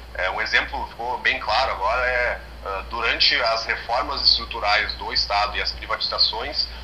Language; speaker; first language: Portuguese; native; Portuguese